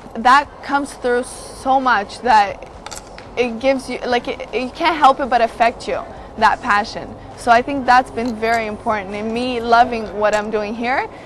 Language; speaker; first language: English; early bilingual, other home language; Portuguese